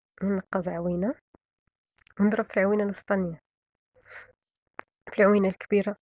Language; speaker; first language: Arabic; native; Arabic